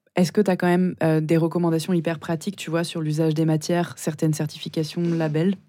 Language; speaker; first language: French; native; French